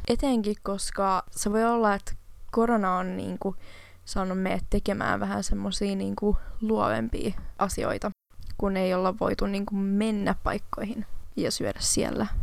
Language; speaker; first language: Finnish; non-native, local second language; Swedish